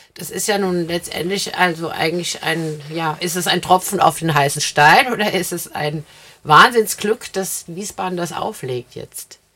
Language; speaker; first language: German; native; German